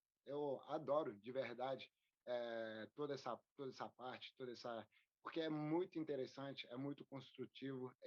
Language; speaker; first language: Portuguese; non-native, fluent; French